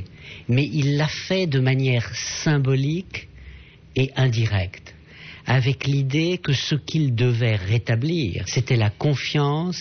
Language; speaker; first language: French; native; French